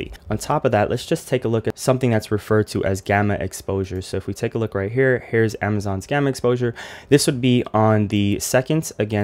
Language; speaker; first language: English; native; English